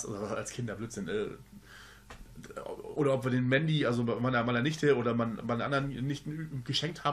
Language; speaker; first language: German; native; German